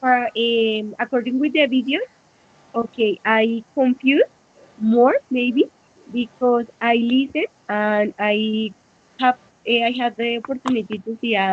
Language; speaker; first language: English; non-native, learner; Spanish